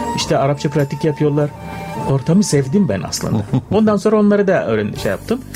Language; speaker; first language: Turkish; non-native, fluent; Arabic